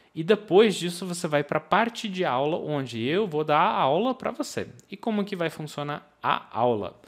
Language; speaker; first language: Portuguese; non-native, fluent; English